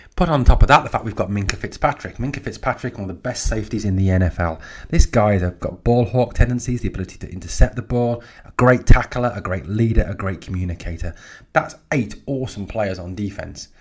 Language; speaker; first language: English; native; English